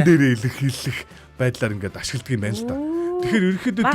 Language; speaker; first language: Mongolian; native; Mongolian